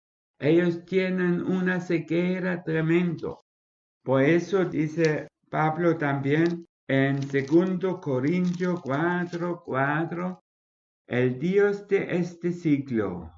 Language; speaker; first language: Spanish; non-native, fluent; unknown